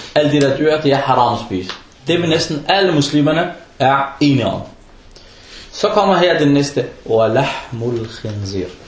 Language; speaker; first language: Danish; non-native, fluent; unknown